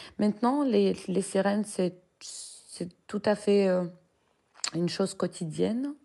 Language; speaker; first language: French; non-native, fluent; Russian